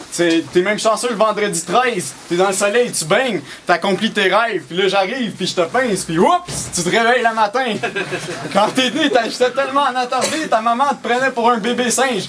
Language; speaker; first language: French; native; French